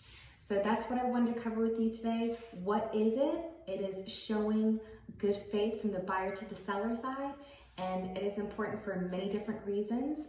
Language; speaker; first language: English; native; English